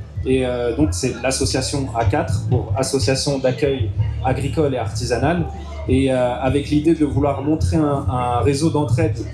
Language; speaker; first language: French; native; French